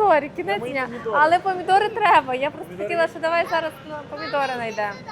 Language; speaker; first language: Ukrainian; native; Ukrainian